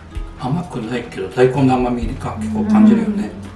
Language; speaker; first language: Japanese; native; Japanese